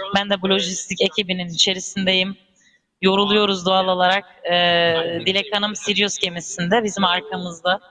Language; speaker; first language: Turkish; early bilingual, heritage; Turkish